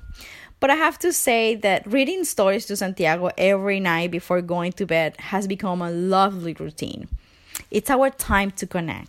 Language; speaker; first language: English; non-native, fluent; Spanish